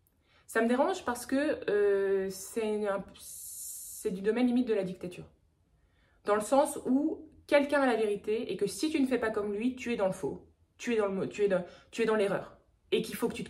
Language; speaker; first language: French; native; French